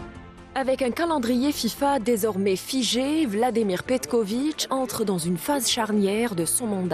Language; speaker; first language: French; native; French